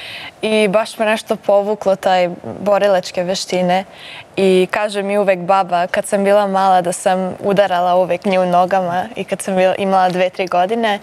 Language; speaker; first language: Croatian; early bilingual, heritage; Serbian